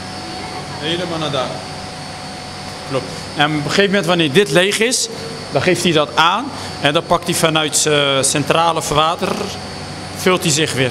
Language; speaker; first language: Dutch; native; Dutch